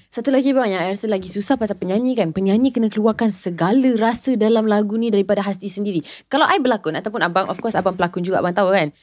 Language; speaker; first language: Malay; non-native, local second language; English